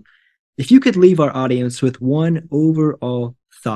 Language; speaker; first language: English; native; English